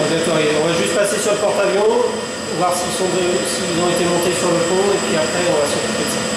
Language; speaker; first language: French; native; French